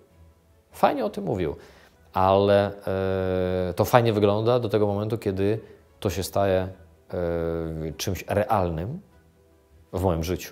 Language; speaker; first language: Polish; non-native, fluent; Ukrainian